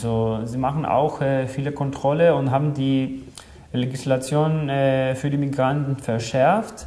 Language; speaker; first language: German; non-native, fluent; Greek